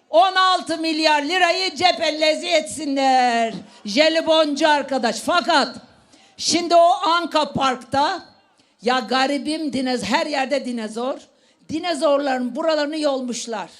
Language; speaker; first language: Turkish; native; Turkish